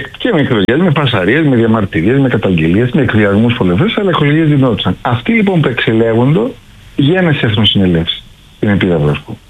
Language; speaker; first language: Greek; native; Greek